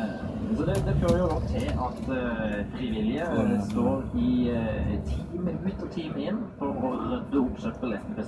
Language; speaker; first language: Norwegian; native; Norwegian